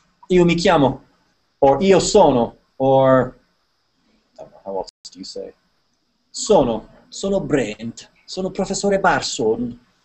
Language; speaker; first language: Italian; non-native, fluent; English